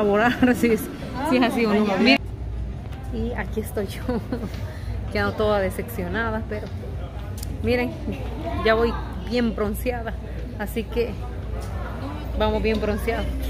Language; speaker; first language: Spanish; native; Spanish